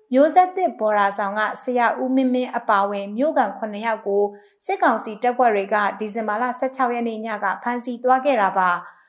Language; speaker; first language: Burmese; native; Burmese